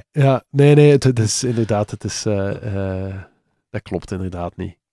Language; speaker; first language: Dutch; native; Dutch